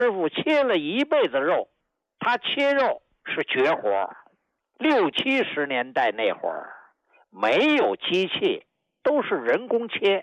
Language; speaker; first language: Chinese; native; Chinese